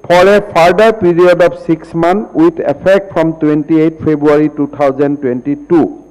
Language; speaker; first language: English; non-native, local second language; Assamese